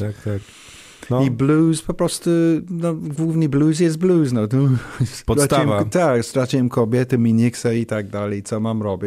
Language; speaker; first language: Polish; non-native, learner; English